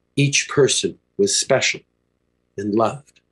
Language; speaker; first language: English; early bilingual, other home language; French